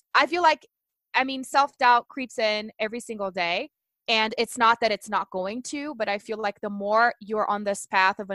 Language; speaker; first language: English; non-native, fluent; Portuguese